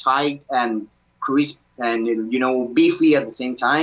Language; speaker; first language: English; non-native, fluent; Spanish